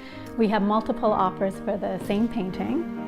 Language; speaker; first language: English; native; English